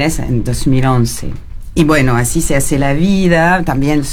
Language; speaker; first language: Spanish; non-native, fluent; French